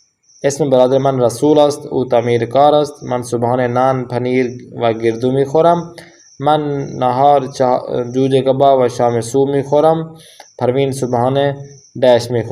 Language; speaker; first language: Persian; non-native, fluent; Urdu